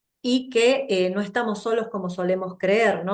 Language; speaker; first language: Spanish; native; Spanish